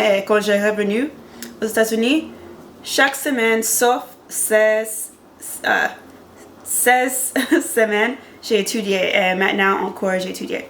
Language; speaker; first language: French; non-native, learner; English